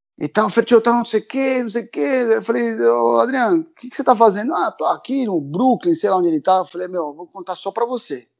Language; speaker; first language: Portuguese; early bilingual, other home language; Spanish